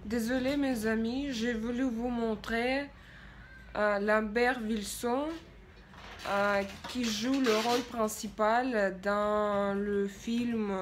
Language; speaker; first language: French; non-native, fluent; Russian